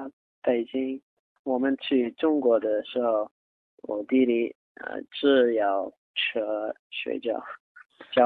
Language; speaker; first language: Chinese; non-native, learner; English